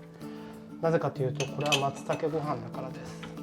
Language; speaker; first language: Japanese; native; Japanese